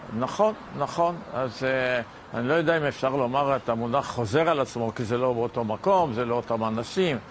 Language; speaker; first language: Hebrew; native; Hebrew